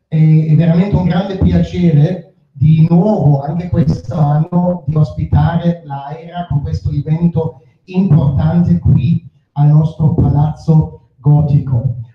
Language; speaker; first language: Italian; non-native, fluent; German